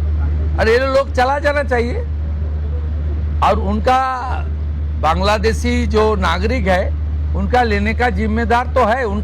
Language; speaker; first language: Hindi; non-native, local second language; Bangla